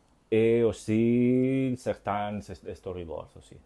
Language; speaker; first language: French; non-native, learner; Spanish